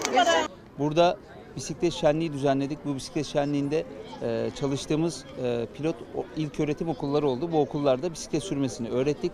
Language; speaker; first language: Turkish; native; Turkish